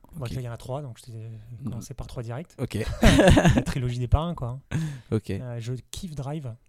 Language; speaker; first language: French; native; French